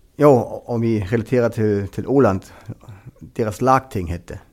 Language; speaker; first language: Swedish; non-native, fluent; German